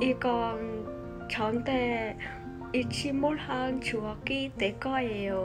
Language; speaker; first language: Korean; non-native, learner; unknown